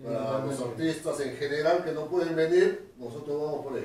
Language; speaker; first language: Spanish; native; Spanish